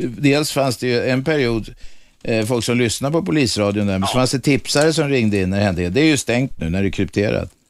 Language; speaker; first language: Swedish; native; Swedish